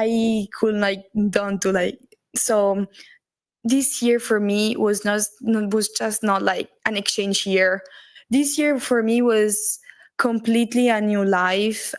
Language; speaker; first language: English; non-native, learner; Italian